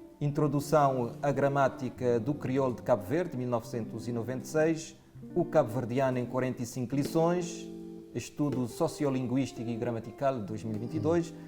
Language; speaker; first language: Portuguese; non-native, local second language; Kabuverdianu